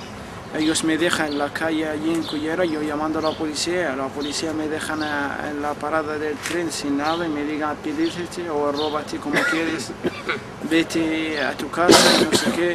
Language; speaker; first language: Spanish; non-native, learner; Arabic